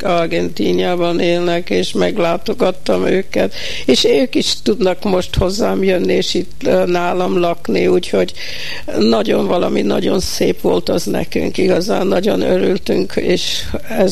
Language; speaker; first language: Hungarian; early bilingual, heritage; Hungarian